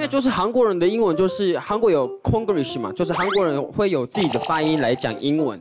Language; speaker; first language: Chinese; non-native, fluent; Korean